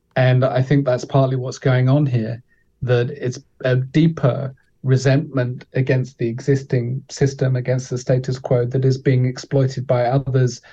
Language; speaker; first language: English; native; English